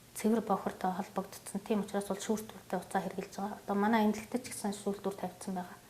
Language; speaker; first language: Mongolian; native; Mongolian